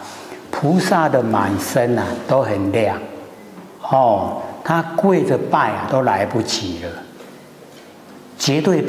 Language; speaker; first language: Chinese; native; Chinese